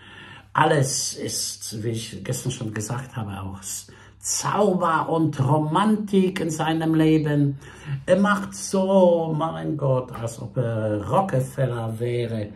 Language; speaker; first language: German; non-native, fluent; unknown